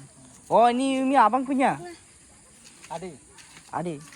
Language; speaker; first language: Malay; non-native, learner; Bangla